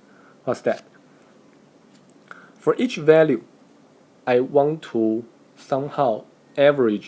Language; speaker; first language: English; non-native, fluent; Chinese